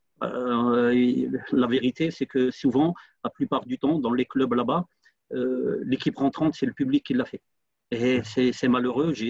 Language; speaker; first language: French; non-native, local second language; Arabic